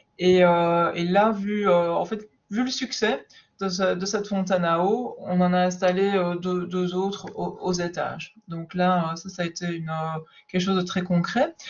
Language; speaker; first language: French; native; French